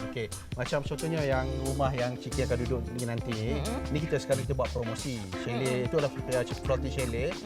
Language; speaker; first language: Malay; native; Malay